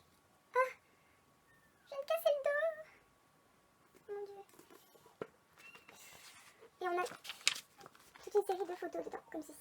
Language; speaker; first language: French; native; French